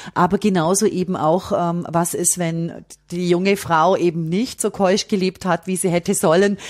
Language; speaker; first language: German; native; German